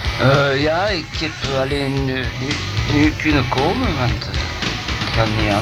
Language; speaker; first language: Dutch; non-native, learner; French